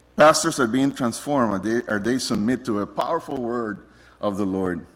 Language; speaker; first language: English; non-native, fluent; Spanish